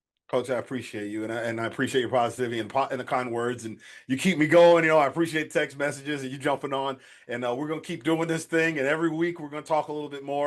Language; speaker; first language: English; native; English